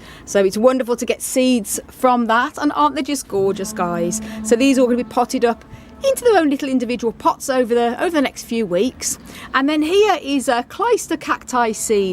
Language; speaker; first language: English; native; English